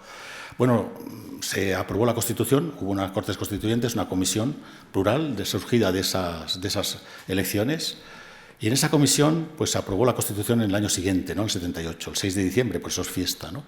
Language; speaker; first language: Spanish; native; Spanish